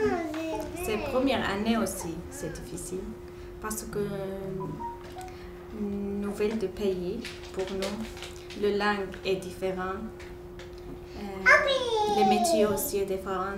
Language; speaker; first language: French; non-native, learner; Kurdish